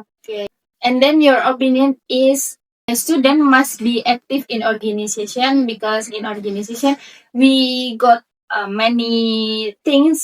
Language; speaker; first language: English; non-native, learner; Indonesian